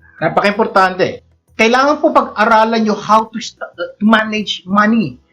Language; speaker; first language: Filipino; native; Filipino